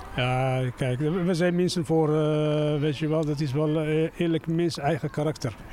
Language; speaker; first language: Dutch; non-native, learner; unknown